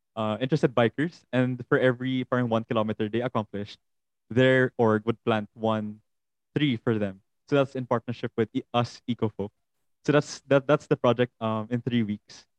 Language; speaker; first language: English; non-native, local second language; Hiligaynon